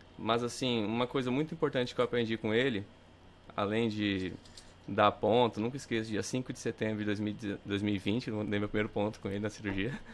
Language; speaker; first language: Portuguese; native; Portuguese